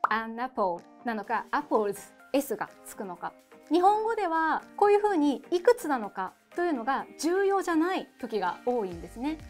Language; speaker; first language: Japanese; native; Japanese